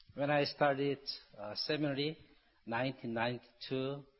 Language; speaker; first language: English; non-native, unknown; Korean